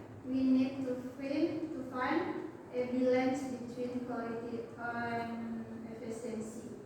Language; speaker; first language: English; non-native, learner; Indonesian